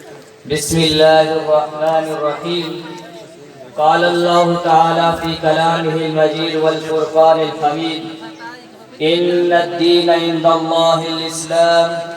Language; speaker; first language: Arabic; non-native, learner; Urdu